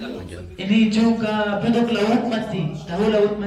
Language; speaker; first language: Indonesian; non-native, fluent; Arabic